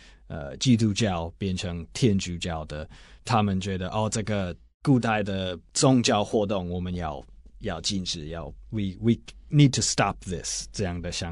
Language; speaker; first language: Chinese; non-native, fluent; English